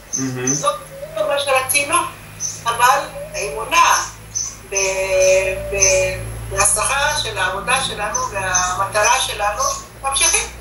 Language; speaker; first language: Hebrew; non-native, fluent; Arabic